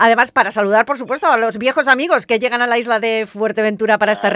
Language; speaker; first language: Spanish; native; Spanish